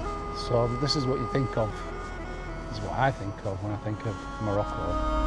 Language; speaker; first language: English; native; English